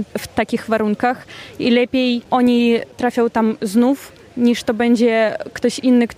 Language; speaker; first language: Polish; non-native, fluent; Russian